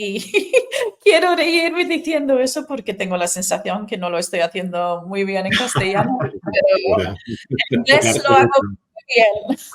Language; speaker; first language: Spanish; non-native, fluent; English